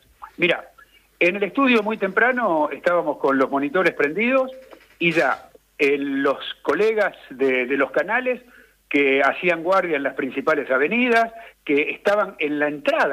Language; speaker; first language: Spanish; native; Spanish